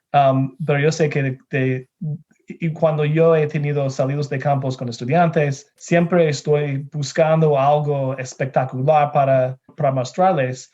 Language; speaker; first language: Spanish; non-native, fluent; English